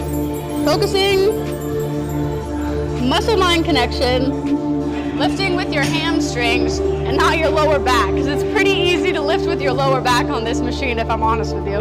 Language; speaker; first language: English; native; English